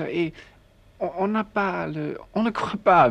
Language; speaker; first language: French; non-native, learner; English